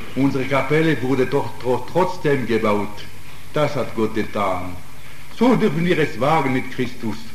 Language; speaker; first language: German; non-native, fluent; Italian